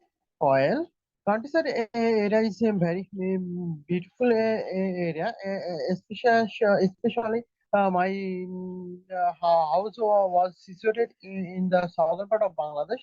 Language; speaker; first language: English; non-native, learner; Bangla